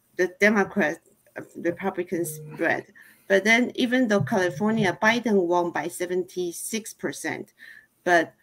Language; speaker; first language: English; non-native, fluent; Chinese